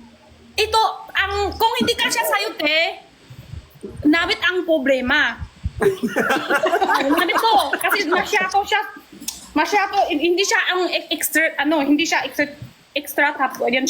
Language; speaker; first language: Filipino; non-native, learner; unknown